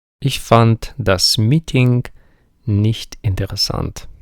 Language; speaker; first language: German; non-native, fluent; Ukrainian